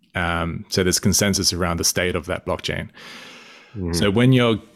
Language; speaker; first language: English; native; English